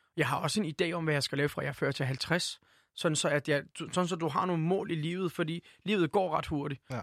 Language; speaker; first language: Danish; early bilingual, other home language; Turkish